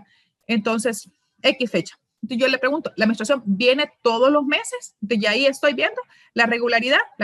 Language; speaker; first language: Spanish; native; Spanish